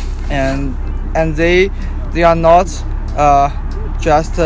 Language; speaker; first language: English; non-native, learner; Chinese